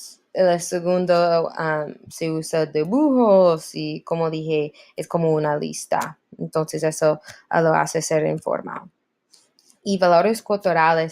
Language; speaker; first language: Spanish; non-native, learner; English